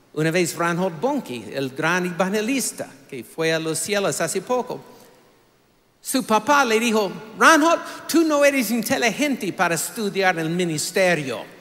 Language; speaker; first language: Spanish; non-native, fluent; English